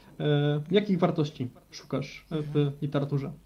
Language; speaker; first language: Polish; native; Polish